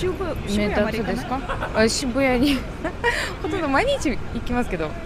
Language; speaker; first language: Japanese; non-native, learner; Lithuanian